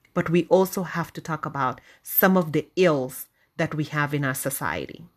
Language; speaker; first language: English; non-native, local second language; Wolof